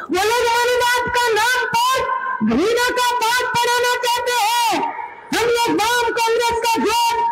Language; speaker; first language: Hindi; non-native, local second language; Bangla